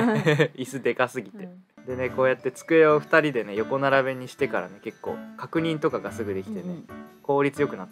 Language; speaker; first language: Japanese; native; Japanese